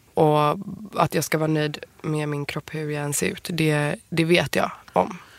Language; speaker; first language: Swedish; native; Swedish